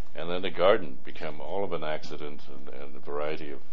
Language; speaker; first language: English; early bilingual, other home language; Cantonese